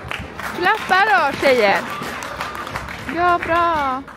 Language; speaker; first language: Swedish; early bilingual, other home language; Arabic